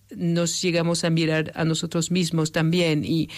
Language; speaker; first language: Spanish; non-native, fluent; French